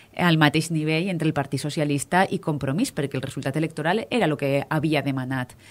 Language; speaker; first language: Catalan; native; Catalan